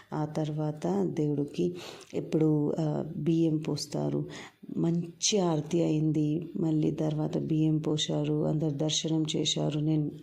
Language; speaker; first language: Telugu; non-native, local second language; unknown